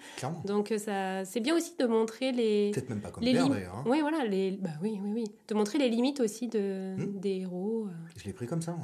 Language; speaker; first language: French; native; French